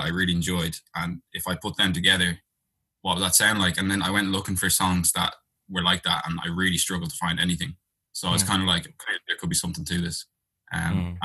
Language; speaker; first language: English; native; English